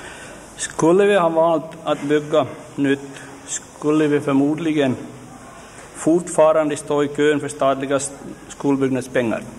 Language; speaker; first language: Swedish; native; Swedish